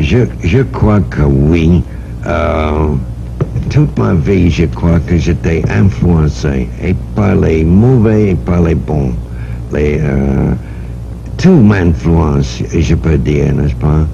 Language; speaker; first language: French; non-native, learner; English